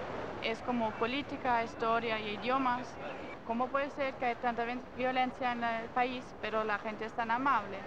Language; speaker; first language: Spanish; non-native, fluent; German